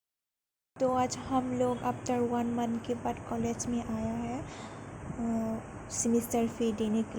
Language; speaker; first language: Hindi; non-native, local second language; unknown